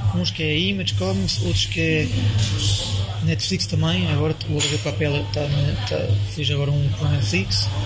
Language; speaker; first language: Portuguese; early bilingual, heritage; French